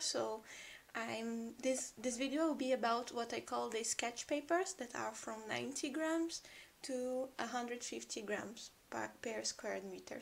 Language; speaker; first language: English; non-native, fluent; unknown